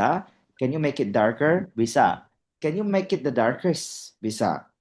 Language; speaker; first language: English; non-native, fluent; Indonesian